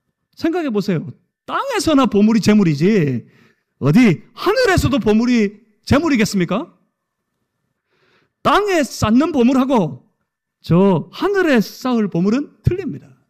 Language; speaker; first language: Korean; native; Korean